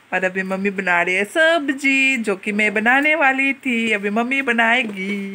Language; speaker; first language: Hindi; native; Hindi